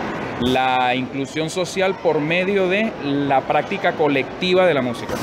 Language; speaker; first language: Spanish; native; Spanish